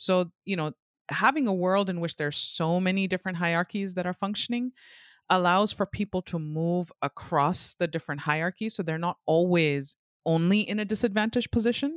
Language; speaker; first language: English; non-native, local second language; Urdu